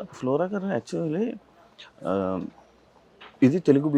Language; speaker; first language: Telugu; native; Telugu